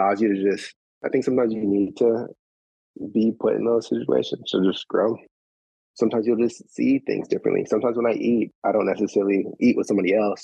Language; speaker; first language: English; native; English